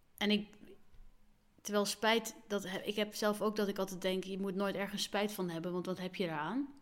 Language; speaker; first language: Dutch; early bilingual, other home language; Arabic